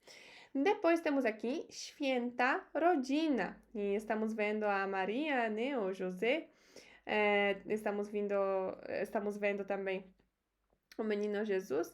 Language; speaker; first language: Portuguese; non-native, fluent; Polish